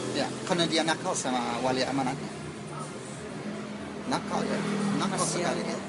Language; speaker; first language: Indonesian; non-native, learner; English